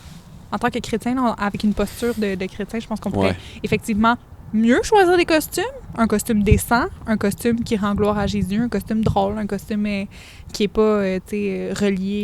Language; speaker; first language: French; native; French